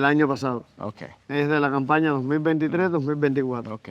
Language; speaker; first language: Spanish; native; Spanish